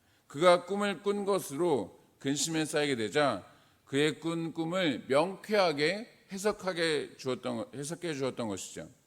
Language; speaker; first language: Korean; native; Korean